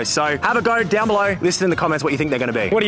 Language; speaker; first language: English; native; English